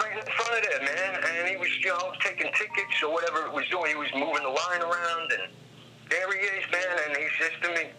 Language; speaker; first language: English; native; English